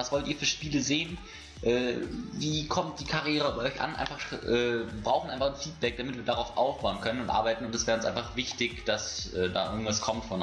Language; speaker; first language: German; native; German